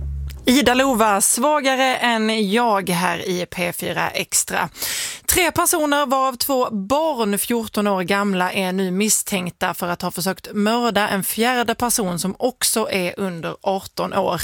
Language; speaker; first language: Swedish; native; Swedish